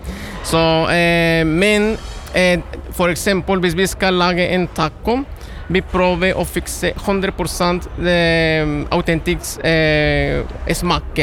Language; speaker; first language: Norwegian; non-native, learner; Spanish